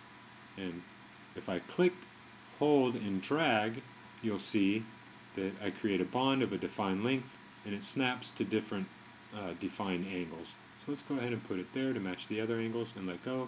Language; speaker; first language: English; native; English